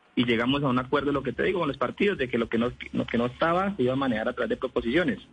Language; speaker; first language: Spanish; native; Spanish